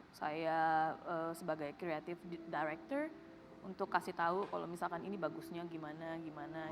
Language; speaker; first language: Indonesian; native; Indonesian